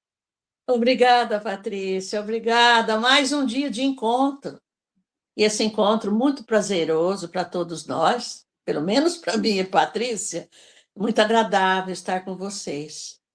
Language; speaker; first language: Portuguese; native; Portuguese